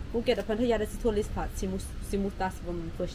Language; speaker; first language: German; non-native, learner; Thai